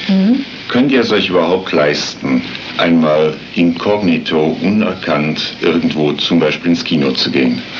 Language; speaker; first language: German; native; German